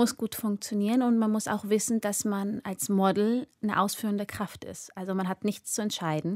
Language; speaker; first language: German; early bilingual, other home language; Amharic